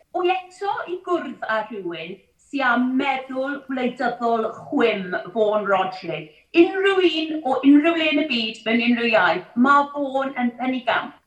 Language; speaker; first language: Welsh; non-native, local second language; English